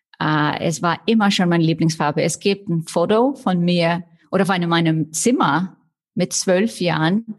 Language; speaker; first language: German; non-native, fluent; Icelandic